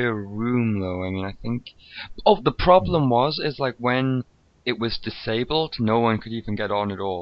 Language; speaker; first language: English; native; English